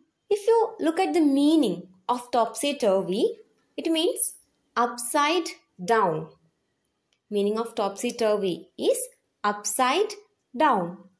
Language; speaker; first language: English; non-native, local second language; Malayalam